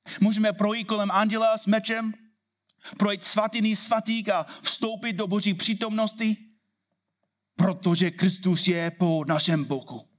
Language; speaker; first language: Czech; non-native, fluent; English